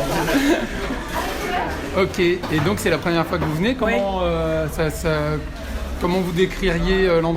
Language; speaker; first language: French; native; French